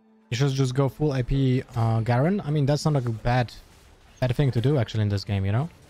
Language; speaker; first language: English; non-native, fluent; Polish